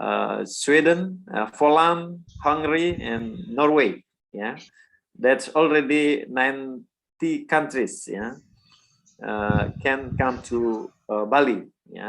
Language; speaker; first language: English; non-native, learner; Indonesian